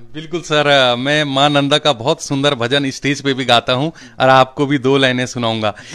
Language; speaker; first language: Hindi; non-native, local second language; Garhwali